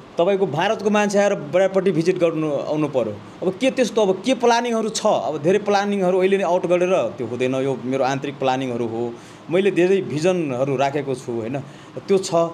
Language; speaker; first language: Nepali; non-native, local second language; Maithili